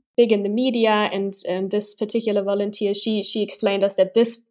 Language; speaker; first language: English; non-native, fluent; German